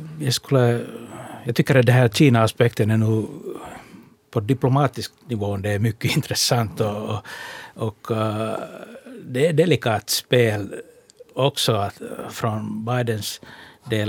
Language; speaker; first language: Swedish; non-native, local second language; Finnish